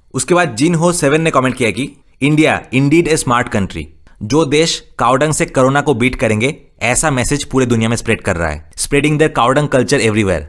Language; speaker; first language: Hindi; non-native, local second language; Bangla